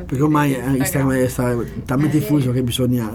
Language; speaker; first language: Italian; native; Italian